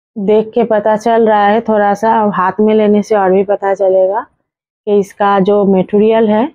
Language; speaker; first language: Hindi; non-native, local second language; Bangla